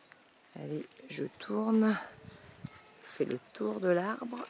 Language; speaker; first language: French; native; French